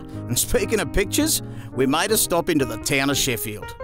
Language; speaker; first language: English; native; English